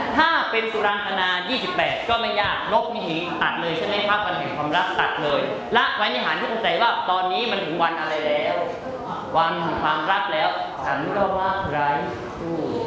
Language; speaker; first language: Thai; native; Thai